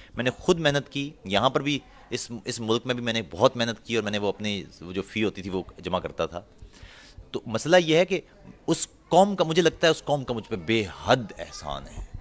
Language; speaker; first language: Urdu; non-native, local second language; Punjabi